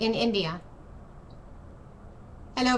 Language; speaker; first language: English; native; English